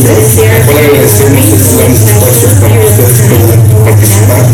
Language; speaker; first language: Spanish; native; Spanish